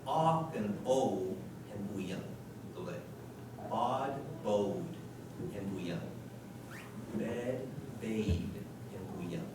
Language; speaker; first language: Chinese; non-native, fluent; English